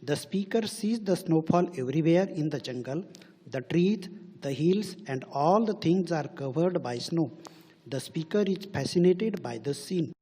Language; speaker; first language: English; non-native, local second language; Marathi